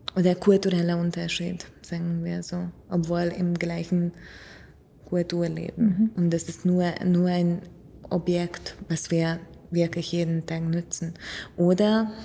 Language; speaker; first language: German; non-native, fluent; Hungarian